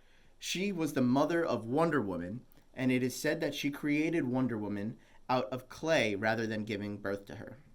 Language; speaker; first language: English; native; English